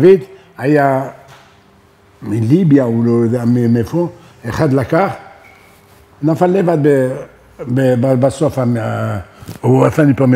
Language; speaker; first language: Hebrew; non-native, learner; French